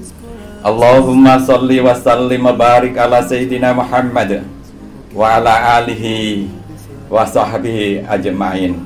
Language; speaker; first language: Indonesian; native; Indonesian